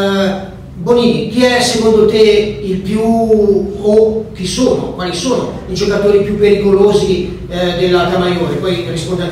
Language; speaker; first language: Italian; native; Italian